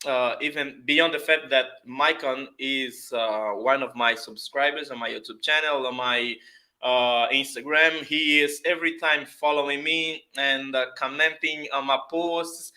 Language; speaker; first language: English; non-native, fluent; Portuguese